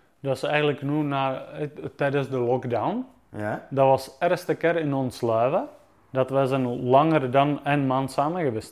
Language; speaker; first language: Dutch; non-native, fluent; Czech